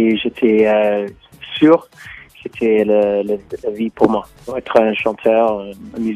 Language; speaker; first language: French; non-native, learner; English